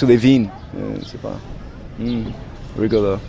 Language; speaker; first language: French; non-native, learner; English